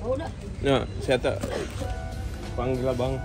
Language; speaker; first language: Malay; non-native, learner; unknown